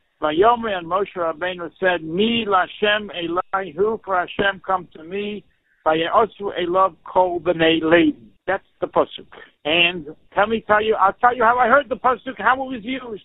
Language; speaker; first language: English; native; English